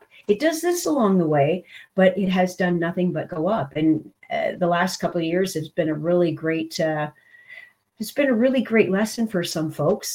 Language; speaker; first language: English; native; English